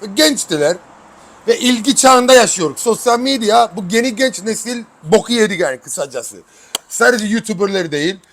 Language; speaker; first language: Turkish; early bilingual, heritage; Turkish